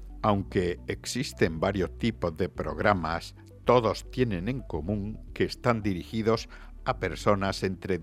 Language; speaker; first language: Spanish; native; Spanish